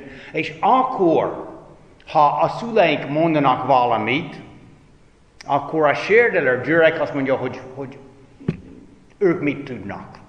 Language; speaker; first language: Hungarian; non-native, fluent; English